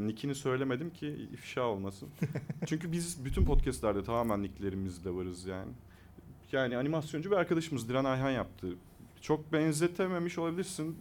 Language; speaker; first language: Turkish; native; Turkish